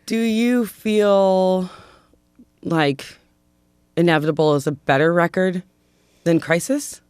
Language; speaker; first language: English; native; English